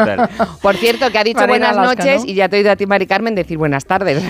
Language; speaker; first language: Spanish; native; Spanish